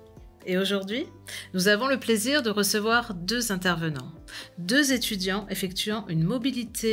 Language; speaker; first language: French; native; French